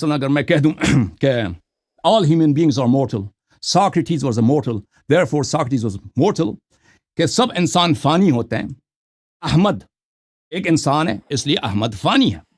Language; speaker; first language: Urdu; non-native, fluent; Persian